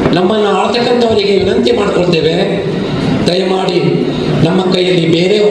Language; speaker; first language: Kannada; native; Kannada